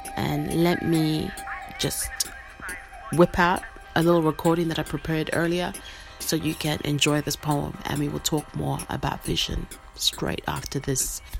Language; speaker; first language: English; non-native, local second language; Shona